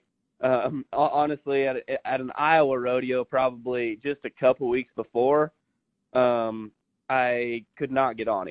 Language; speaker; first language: English; native; English